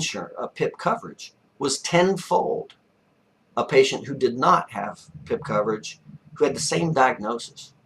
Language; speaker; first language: English; native; English